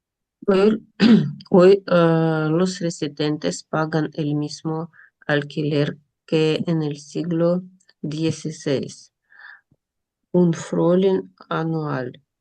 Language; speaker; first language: Spanish; non-native, learner; Russian